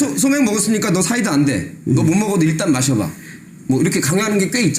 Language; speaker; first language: Korean; native; Korean